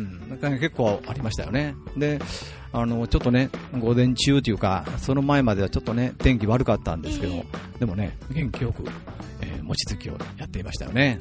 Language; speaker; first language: Japanese; native; Japanese